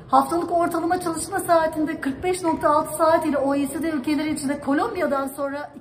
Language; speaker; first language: Turkish; native; Turkish